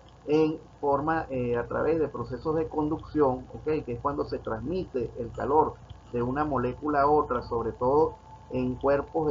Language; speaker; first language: Spanish; native; Spanish